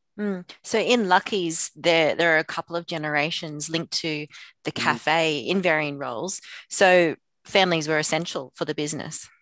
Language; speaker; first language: English; native; English